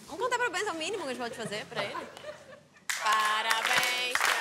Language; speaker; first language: Portuguese; native; Portuguese